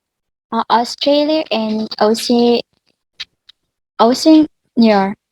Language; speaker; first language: English; non-native, learner; Vietnamese